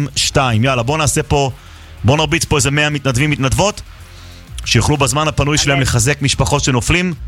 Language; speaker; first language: Hebrew; native; Hebrew